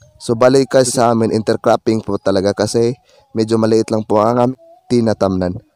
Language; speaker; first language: Filipino; non-native, local second language; Cebuano